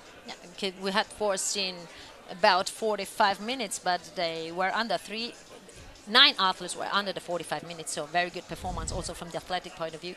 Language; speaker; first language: English; non-native, fluent; Italian